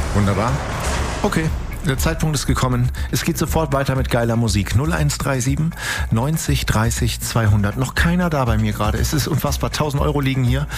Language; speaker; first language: German; native; German